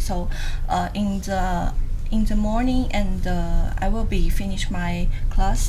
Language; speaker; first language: English; non-native, learner; Chinese